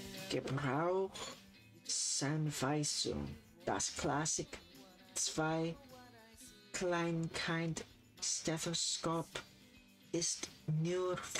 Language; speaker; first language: German; non-native, learner; Filipino